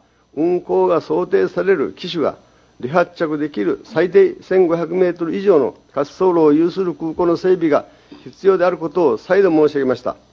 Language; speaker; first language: Japanese; native; Japanese